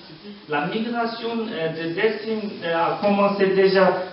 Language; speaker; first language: French; non-native, learner; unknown